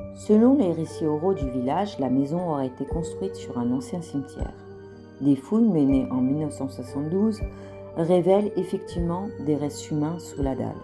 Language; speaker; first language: French; native; French